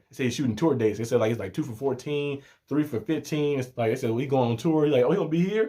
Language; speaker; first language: English; native; English